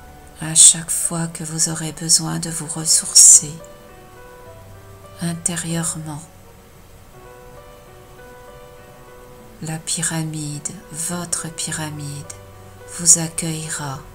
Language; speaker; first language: French; native; French